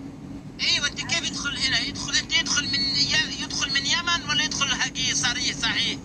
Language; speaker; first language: Arabic; native; Arabic